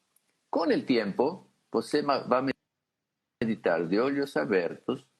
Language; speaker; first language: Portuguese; non-native, fluent; Spanish